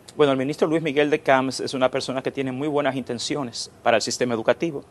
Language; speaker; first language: Spanish; native; Spanish